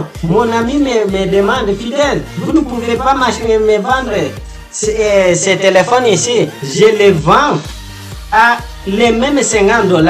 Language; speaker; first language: French; non-native, fluent; Portuguese